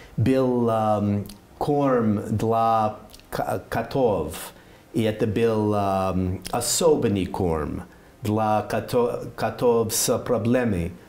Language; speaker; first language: Russian; non-native, learner; English